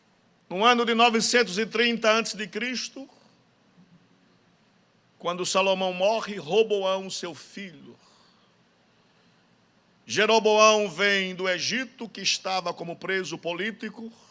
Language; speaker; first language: Portuguese; native; Portuguese